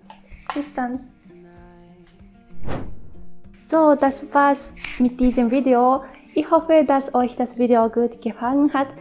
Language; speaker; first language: German; non-native, fluent; Japanese